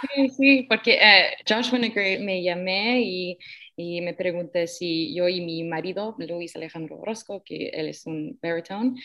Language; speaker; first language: Spanish; early bilingual, heritage; Spanish